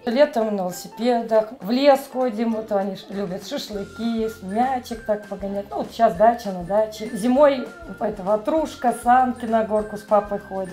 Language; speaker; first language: Russian; native; Russian